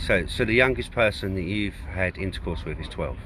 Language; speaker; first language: English; native; English